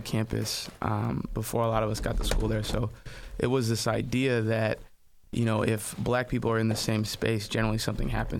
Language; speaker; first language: English; native; English